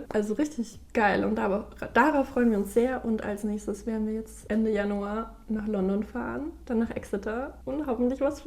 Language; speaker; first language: German; native; German